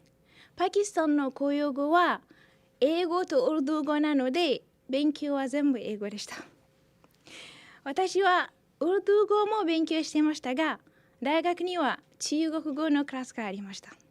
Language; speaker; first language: Japanese; non-native, fluent; Hausa